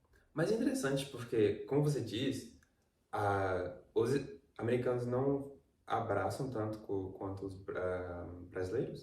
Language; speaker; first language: Portuguese; non-native, fluent; English